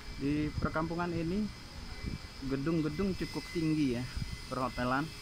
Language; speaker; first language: Indonesian; non-native, local second language; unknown